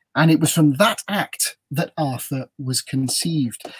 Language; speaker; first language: English; native; English